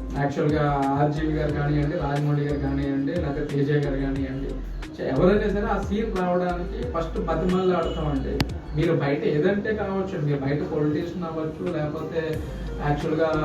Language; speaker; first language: Telugu; native; Telugu